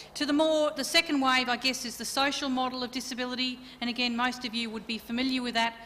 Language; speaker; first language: English; native; English